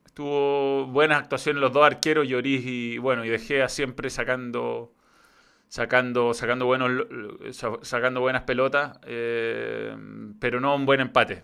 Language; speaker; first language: Spanish; native; Spanish